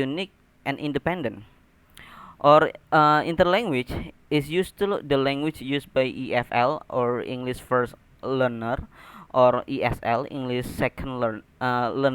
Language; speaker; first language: English; non-native, learner; Indonesian